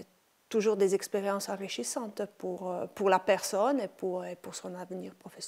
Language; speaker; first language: French; non-native, local second language; Italian